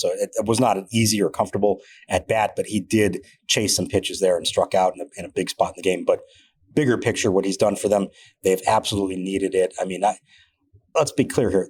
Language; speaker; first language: English; native; English